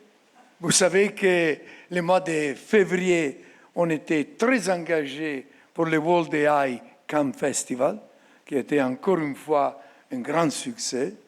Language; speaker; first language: French; non-native, fluent; Italian